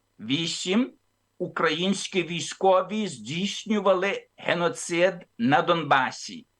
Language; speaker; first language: Ukrainian; early bilingual, heritage; Ukrainian